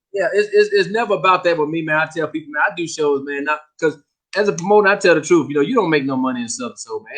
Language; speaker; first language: English; native; English